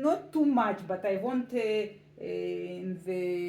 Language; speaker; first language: English; non-native, learner; Russian